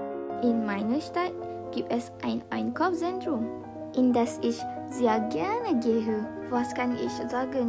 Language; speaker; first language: German; non-native, learner; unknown